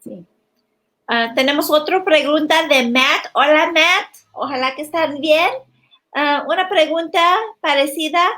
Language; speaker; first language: Spanish; early bilingual, heritage; Spanish